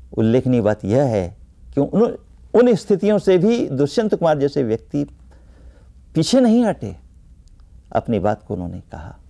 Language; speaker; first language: Hindi; native; Hindi